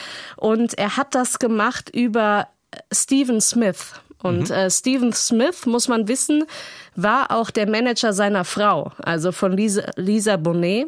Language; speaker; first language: German; native; German